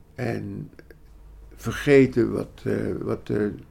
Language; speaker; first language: Dutch; early bilingual, other home language; Indonesian